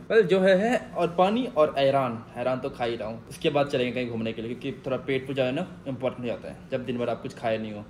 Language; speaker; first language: Hindi; native; Hindi